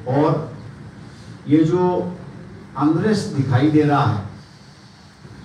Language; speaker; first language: Hindi; non-native, local second language; Marathi